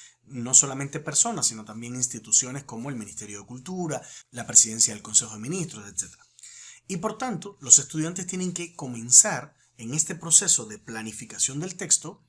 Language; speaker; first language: Spanish; native; Spanish